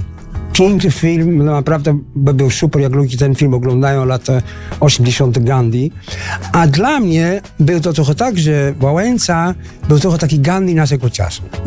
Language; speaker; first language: Polish; non-native, fluent; Dutch